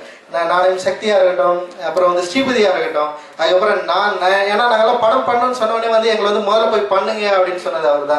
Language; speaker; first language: Tamil; native; Tamil